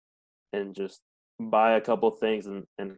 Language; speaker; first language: English; early bilingual, other home language; Spanish